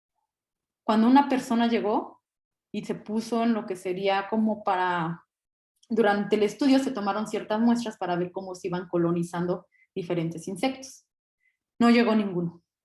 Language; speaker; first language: Spanish; native; Spanish